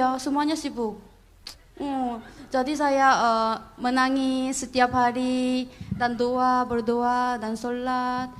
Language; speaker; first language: Indonesian; non-native, learner; Korean